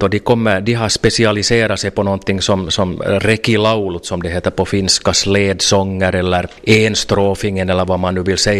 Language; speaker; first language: Swedish; native; Swedish